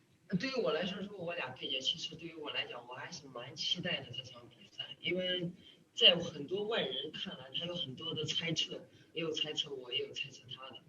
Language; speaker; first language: Chinese; native; Chinese